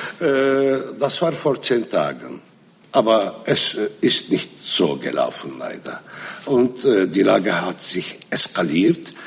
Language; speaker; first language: German; non-native, fluent; Arabic